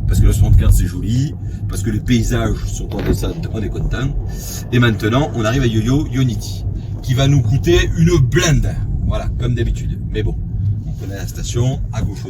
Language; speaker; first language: French; native; French